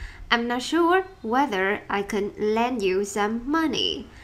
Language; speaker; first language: English; non-native, fluent; Vietnamese